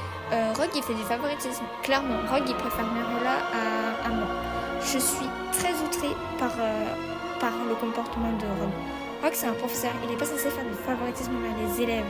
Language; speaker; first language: French; native; French